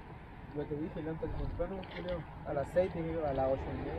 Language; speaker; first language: Spanish; native; Spanish